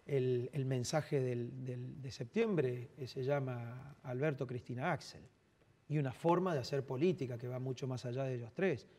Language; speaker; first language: Spanish; native; Spanish